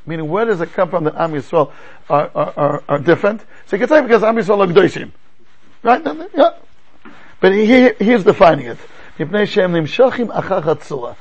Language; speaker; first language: English; native; English